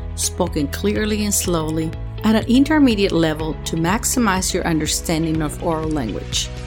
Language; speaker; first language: English; early bilingual, other home language; Spanish